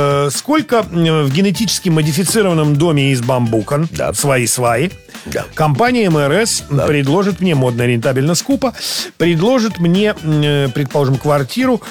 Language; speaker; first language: Russian; native; Russian